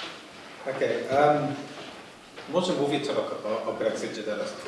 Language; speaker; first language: Polish; non-native, fluent; English